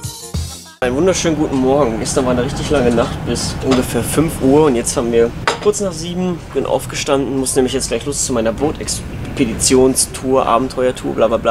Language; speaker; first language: German; native; German